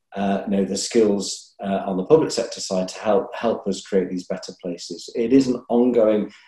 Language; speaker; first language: English; native; English